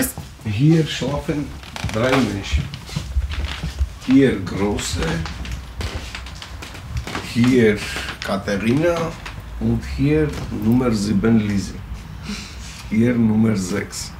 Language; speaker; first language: German; non-native, learner; Georgian